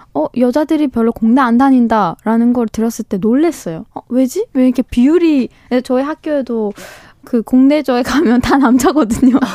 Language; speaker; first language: Korean; non-native, fluent; Persian